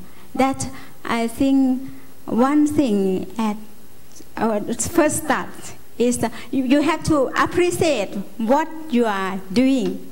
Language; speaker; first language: English; non-native, learner; Lao